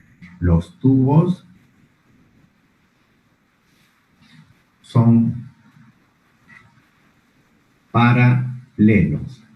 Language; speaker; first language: Spanish; native; Spanish